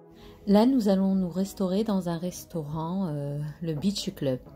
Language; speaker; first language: French; non-native, local second language; Arabic